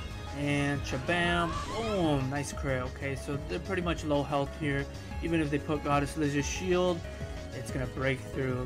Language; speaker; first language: English; native; English